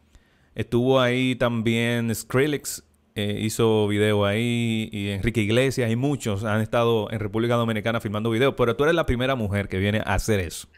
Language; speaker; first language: Spanish; native; Spanish